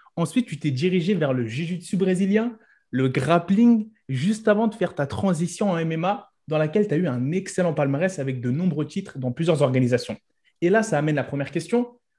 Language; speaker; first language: French; native; French